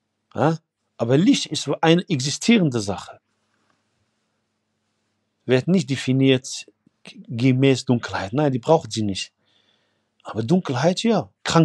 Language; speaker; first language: German; non-native, fluent; Arabic